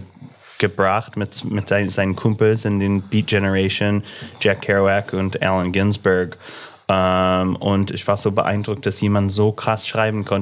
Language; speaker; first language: German; non-native, fluent; English